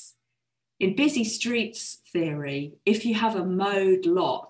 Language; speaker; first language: English; native; English